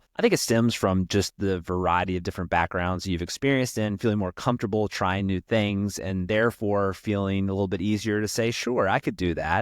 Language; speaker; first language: English; native; English